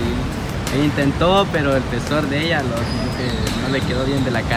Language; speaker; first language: Spanish; native; Spanish